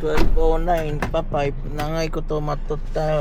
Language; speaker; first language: Japanese; non-native, fluent; Filipino